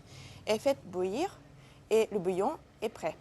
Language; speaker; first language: French; non-native, learner; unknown